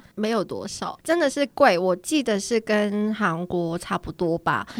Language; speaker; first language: Chinese; non-native, fluent; Cantonese